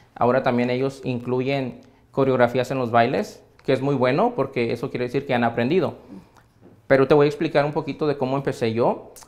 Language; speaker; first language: Spanish; native; Spanish